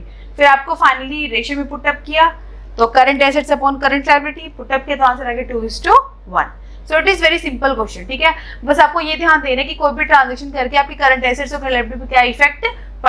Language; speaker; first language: Hindi; native; Hindi